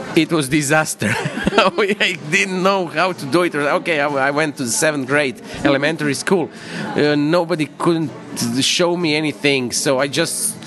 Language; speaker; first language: English; non-native, fluent; Croatian